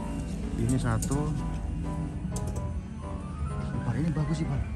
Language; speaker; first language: Indonesian; native; Indonesian